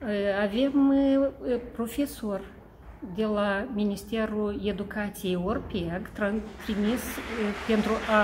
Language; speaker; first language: Romanian; non-native, local second language; Russian